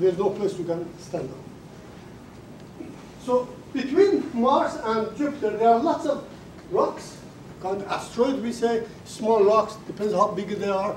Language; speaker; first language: English; non-native, fluent; Azerbaijani